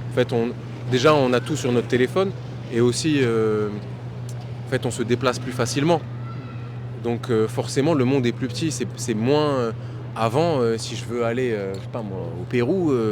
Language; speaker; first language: French; early bilingual, other home language; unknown